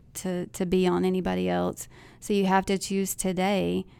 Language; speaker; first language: English; native; English